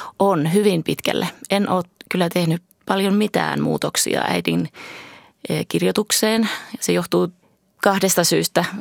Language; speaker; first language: Finnish; early bilingual, heritage; Finnish